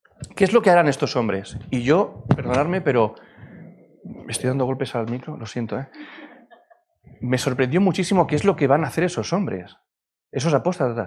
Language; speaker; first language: Spanish; native; Spanish